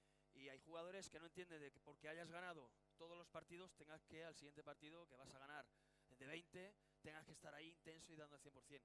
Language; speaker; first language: Spanish; native; Spanish